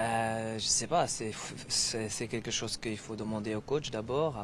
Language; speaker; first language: French; non-native, fluent; Dutch